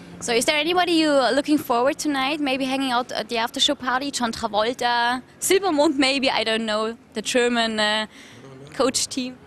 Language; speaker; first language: English; non-native, fluent; German